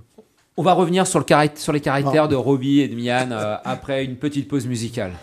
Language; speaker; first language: French; native; French